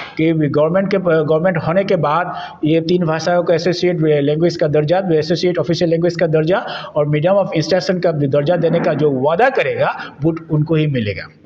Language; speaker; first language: Hindi; native; Hindi